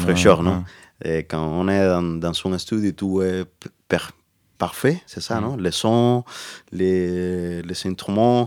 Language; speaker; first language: French; non-native, learner; Spanish